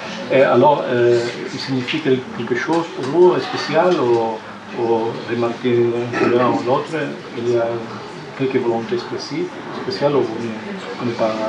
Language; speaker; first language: French; non-native, fluent; Spanish